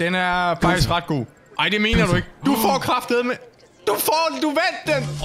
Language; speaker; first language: Danish; native; Danish